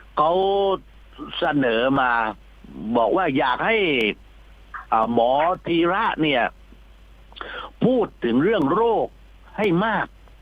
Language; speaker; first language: Thai; native; Thai